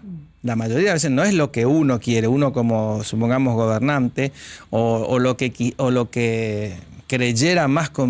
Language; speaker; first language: Spanish; native; Spanish